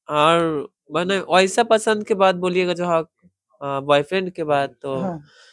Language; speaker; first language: Hindi; non-native, local second language; Bangla